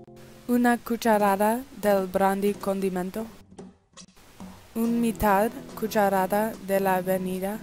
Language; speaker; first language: Spanish; non-native, learner; English